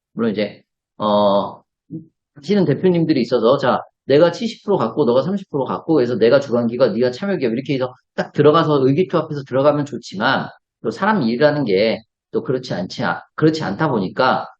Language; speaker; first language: Korean; native; Korean